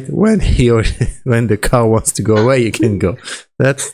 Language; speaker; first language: English; non-native, learner; Persian